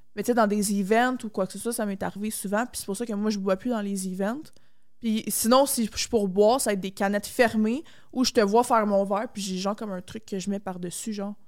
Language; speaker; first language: French; native; French